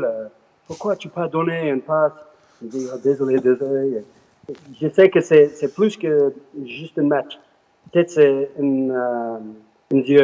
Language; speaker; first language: French; non-native, learner; English